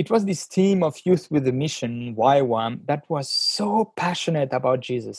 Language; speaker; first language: English; non-native, fluent; French